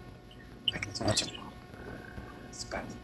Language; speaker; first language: Russian; non-native, learner; Uzbek